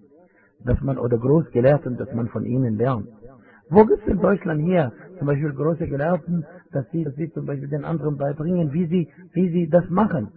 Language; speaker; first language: German; non-native, fluent; Arabic